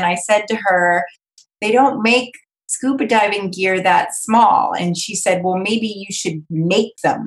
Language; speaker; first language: English; native; English